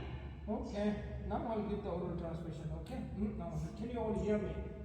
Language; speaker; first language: English; non-native, fluent; Tibetan